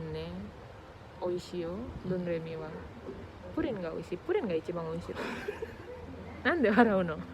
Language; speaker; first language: Japanese; non-native, learner; Indonesian